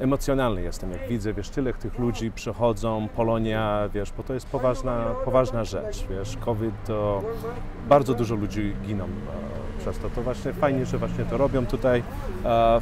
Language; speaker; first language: Polish; early bilingual, other home language; English